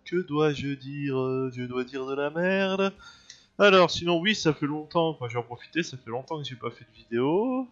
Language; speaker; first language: French; native; French